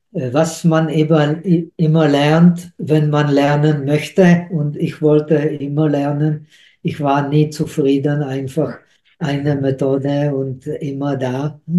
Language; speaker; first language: German; non-native, fluent; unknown